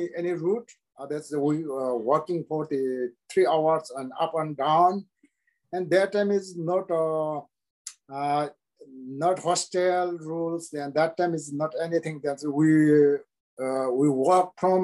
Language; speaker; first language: English; non-native, local second language; Sherpa